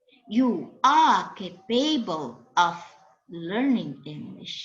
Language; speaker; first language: English; non-native, fluent; Indonesian